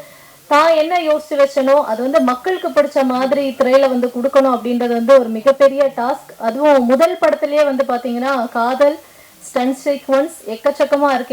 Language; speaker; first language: Tamil; native; Tamil